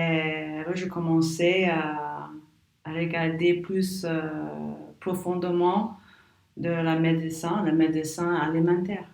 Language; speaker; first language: French; non-native, learner; English